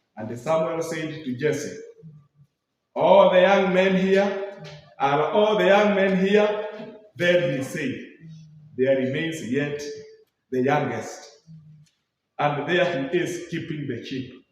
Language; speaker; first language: English; non-native, local second language; Swahili